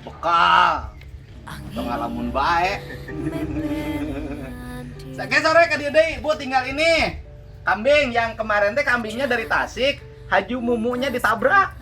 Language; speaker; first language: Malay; non-native, local second language; Sundanese